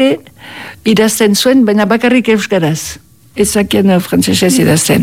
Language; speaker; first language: Basque; native; Basque